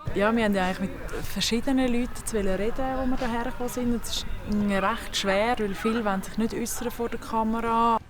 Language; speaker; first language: German; native; German